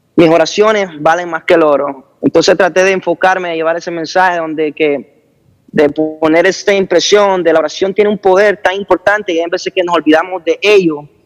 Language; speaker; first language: Spanish; native; Spanish